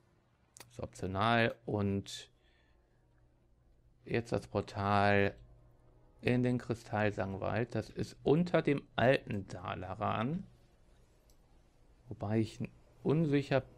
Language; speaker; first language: German; native; German